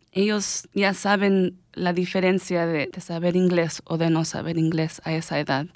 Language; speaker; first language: Spanish; early bilingual, heritage; Spanish